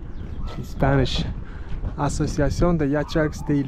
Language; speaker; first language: Spanish; non-native, learner; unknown